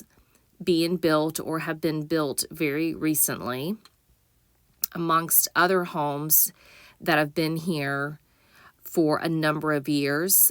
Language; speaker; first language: English; native; English